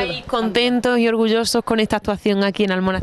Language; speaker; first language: Spanish; native; Spanish